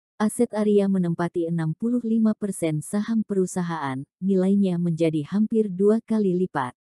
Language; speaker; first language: Indonesian; native; Indonesian